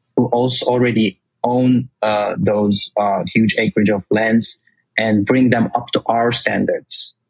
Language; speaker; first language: English; non-native, fluent; Turkish